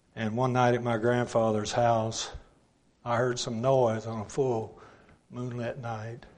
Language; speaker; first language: English; native; English